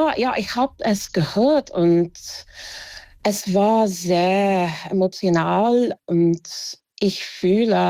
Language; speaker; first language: German; non-native, fluent; English